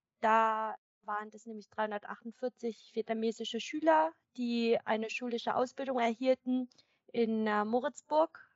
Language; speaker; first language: German; early bilingual, other home language; Vietnamese